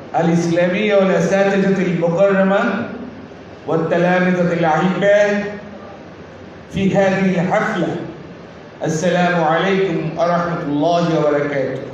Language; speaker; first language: Arabic; non-native, learner; Bangla